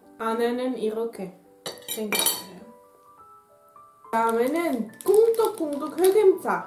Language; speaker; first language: Korean; non-native, learner; Dutch